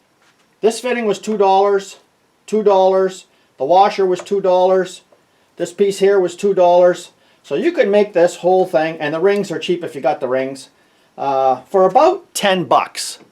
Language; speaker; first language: English; native; English